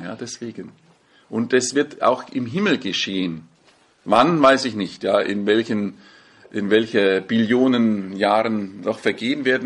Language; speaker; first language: German; native; German